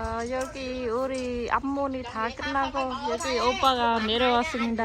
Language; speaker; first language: Korean; non-native, fluent; Khmer